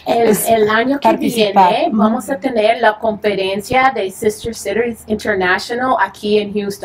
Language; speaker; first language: Spanish; early bilingual, heritage; English